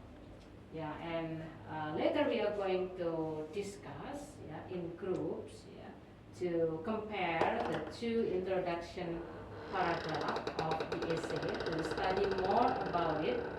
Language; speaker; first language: English; non-native, fluent; Indonesian